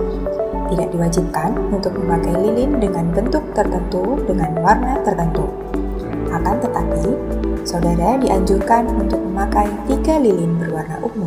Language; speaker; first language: Indonesian; native; Indonesian